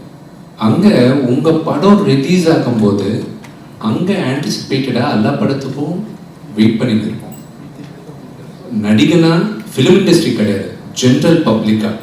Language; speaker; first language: Tamil; non-native, local second language; Telugu